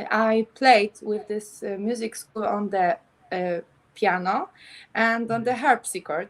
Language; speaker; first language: English; non-native, learner; Polish